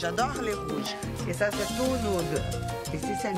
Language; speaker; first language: French; non-native, learner; Portuguese